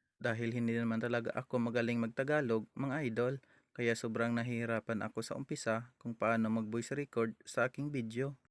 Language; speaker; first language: Filipino; non-native, local second language; Hiligaynon